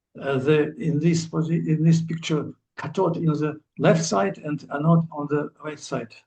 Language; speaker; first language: English; non-native, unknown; Russian